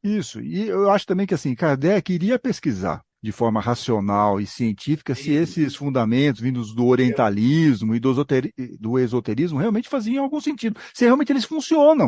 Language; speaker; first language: Portuguese; native; Portuguese